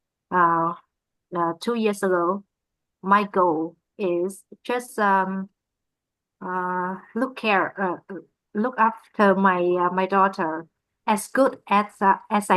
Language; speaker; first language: English; non-native, learner; Vietnamese